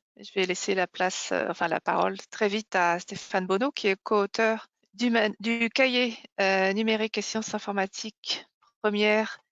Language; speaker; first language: French; native; French